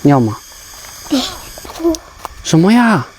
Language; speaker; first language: Chinese; native; Chinese